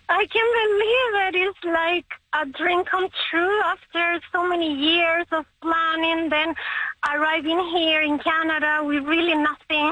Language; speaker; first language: English; non-native, fluent; Spanish